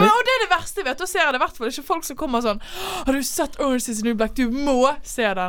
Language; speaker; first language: Norwegian; native; Norwegian